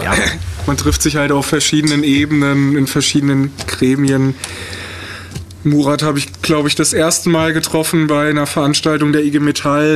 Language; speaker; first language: German; native; German